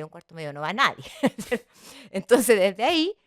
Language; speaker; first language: Spanish; native; Spanish